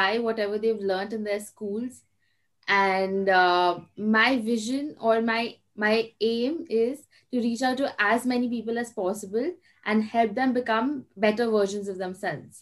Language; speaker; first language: English; non-native, local second language; Hindi